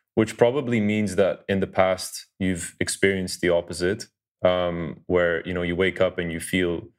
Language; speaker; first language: English; early bilingual, other home language; Dutch